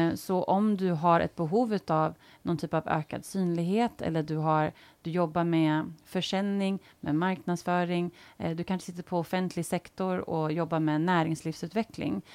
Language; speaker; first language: Swedish; native; Swedish